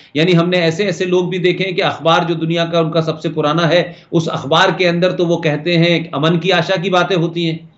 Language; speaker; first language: Hindi; native; Hindi